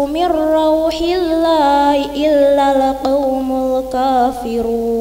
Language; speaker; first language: Arabic; non-native, learner; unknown